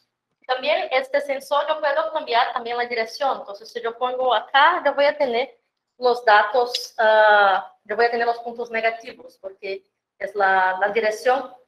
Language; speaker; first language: Spanish; non-native, fluent; Portuguese